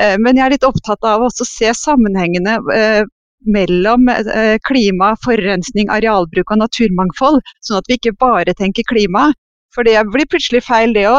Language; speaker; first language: Norwegian; native; Norwegian